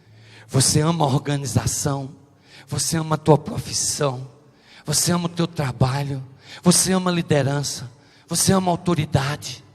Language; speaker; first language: Portuguese; native; Portuguese